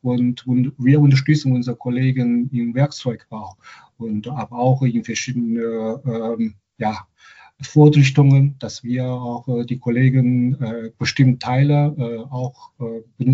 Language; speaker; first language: German; non-native, fluent; Chinese